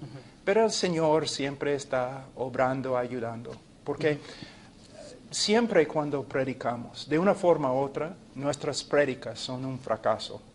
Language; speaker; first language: Spanish; non-native, fluent; English